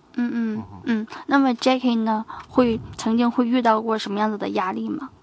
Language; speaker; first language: Chinese; native; Chinese